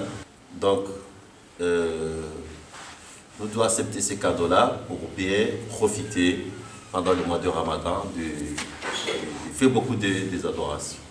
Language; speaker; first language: French; non-native, fluent; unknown